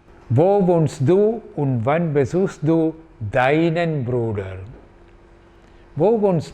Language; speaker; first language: German; non-native, fluent; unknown